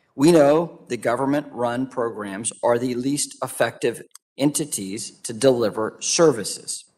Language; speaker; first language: English; native; English